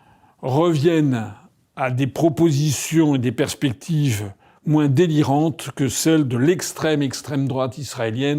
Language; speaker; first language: French; native; French